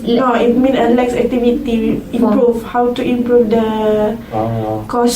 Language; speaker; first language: English; non-native, local second language; Malay